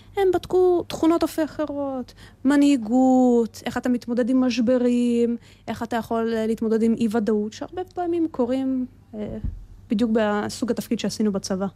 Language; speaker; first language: Hebrew; early bilingual, other home language; Russian